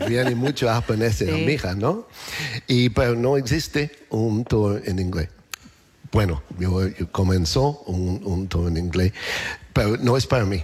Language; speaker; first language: Spanish; non-native, learner; English